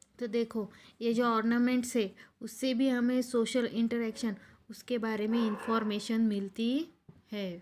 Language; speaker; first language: Hindi; non-native, local second language; Marathi